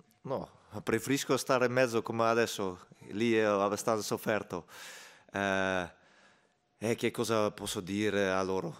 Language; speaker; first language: Italian; non-native, fluent; Dutch